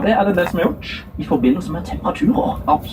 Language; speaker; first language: Norwegian; native; Norwegian